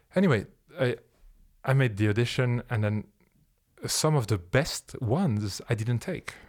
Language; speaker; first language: English; non-native, fluent; French